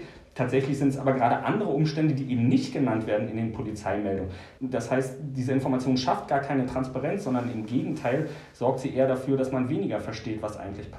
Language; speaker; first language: German; native; German